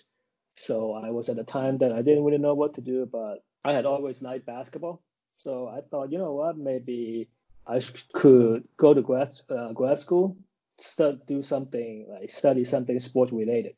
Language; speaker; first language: English; non-native, local second language; Cantonese